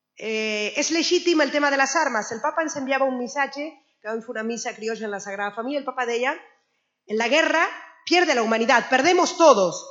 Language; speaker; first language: Catalan; non-native, fluent; Spanish